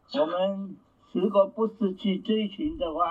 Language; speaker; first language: Chinese; native; Chinese